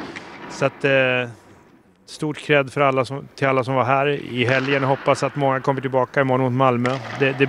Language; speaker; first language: Swedish; native; Swedish